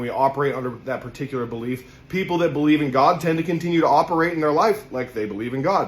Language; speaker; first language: English; native; English